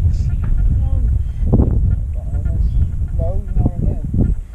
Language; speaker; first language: English; native; English